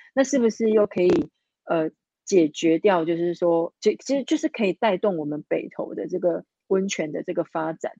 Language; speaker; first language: Chinese; native; Chinese